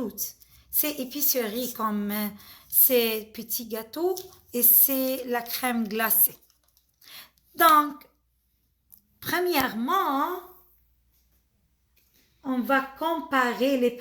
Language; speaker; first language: French; non-native, fluent; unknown